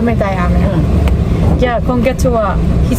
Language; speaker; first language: Japanese; non-native, learner; Filipino